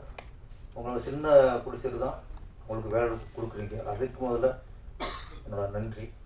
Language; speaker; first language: Tamil; native; Tamil